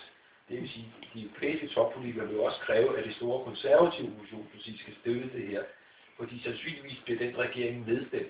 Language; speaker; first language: Danish; native; Danish